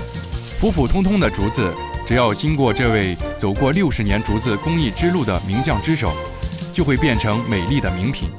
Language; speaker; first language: Chinese; native; Chinese